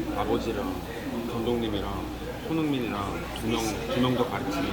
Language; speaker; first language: Korean; native; Korean